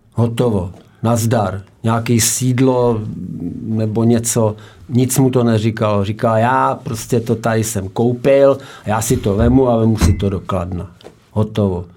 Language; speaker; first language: Czech; native; Czech